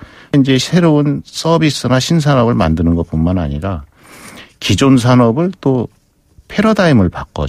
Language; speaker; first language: Korean; native; Korean